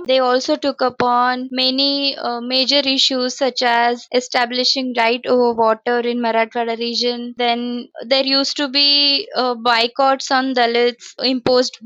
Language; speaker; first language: English; non-native, local second language; Marathi